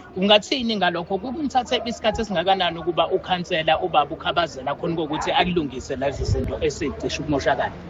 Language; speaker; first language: Zulu; native; Zulu